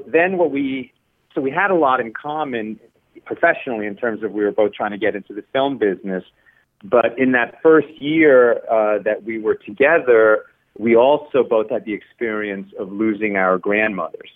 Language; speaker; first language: English; early bilingual, other home language; Spanish